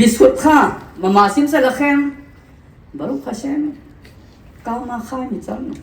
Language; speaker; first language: Hebrew; non-native, fluent; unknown